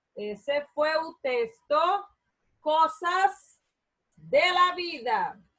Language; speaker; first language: Spanish; non-native, learner; Portuguese